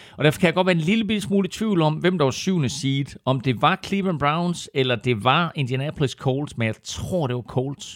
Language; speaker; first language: Danish; native; Danish